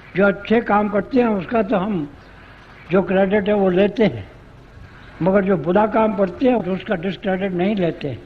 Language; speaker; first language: Urdu; non-native, local second language; Punjabi